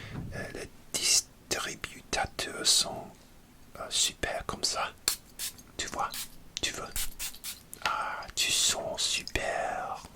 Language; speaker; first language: French; non-native, learner; English